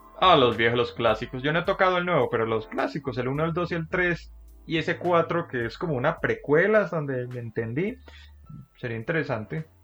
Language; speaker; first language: Spanish; native; Spanish